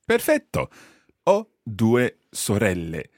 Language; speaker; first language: Italian; non-native, fluent; English